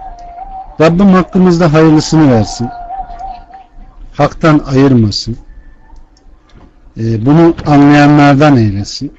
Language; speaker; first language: Turkish; native; Turkish